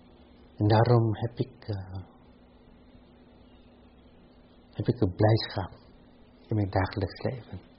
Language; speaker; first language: Dutch; non-native, fluent; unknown